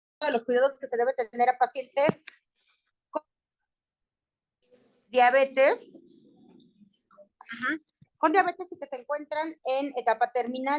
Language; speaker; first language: Spanish; native; Spanish